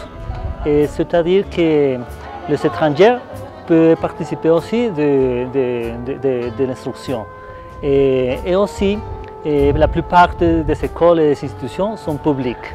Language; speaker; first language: French; non-native, learner; Spanish